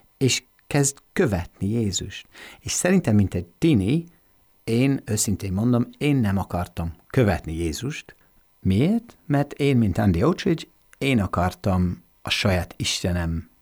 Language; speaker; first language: Hungarian; non-native, learner; English